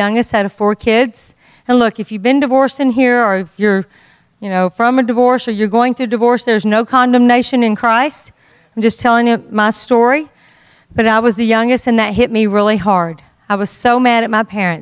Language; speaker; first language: English; native; English